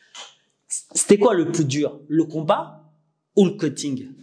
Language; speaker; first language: French; native; French